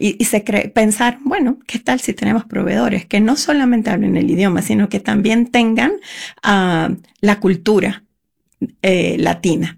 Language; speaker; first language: Spanish; native; Spanish